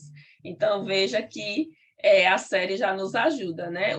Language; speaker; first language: Portuguese; native; Portuguese